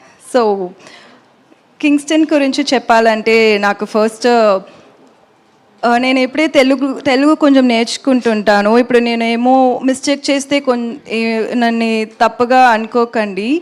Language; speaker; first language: Telugu; non-native, learner; Tamil